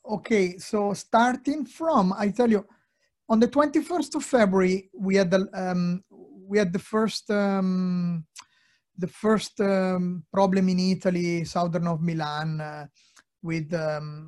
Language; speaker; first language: English; non-native, fluent; Italian